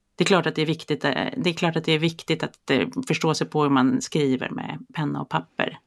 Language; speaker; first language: Swedish; native; Swedish